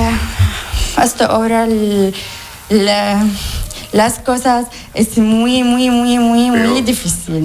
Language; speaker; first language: Spanish; non-native, learner; Arabic